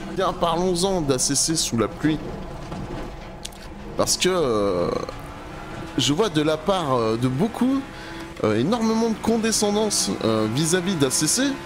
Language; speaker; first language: French; native; French